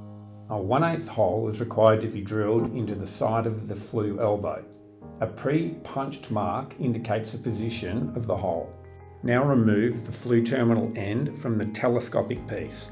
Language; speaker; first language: English; native; English